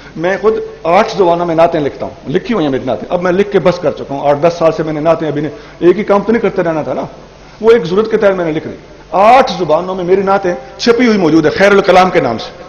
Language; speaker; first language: Urdu; non-native, local second language; Punjabi